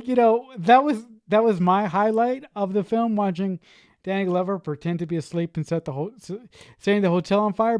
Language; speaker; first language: English; native; English